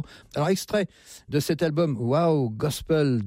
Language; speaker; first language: French; native; French